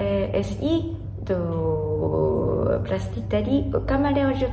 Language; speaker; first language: French; non-native, learner; Japanese